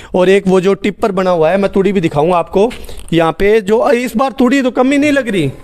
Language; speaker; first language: Hindi; native; Hindi